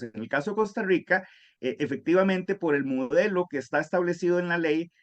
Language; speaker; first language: Spanish; native; Spanish